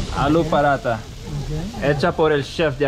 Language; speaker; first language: Spanish; non-native, fluent; English